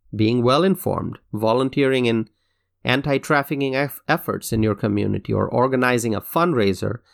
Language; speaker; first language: English; non-native, local second language; Bangla